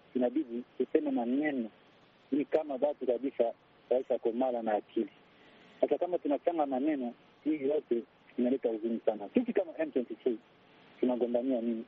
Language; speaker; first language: Swahili; non-native, local second language; Kinyarwanda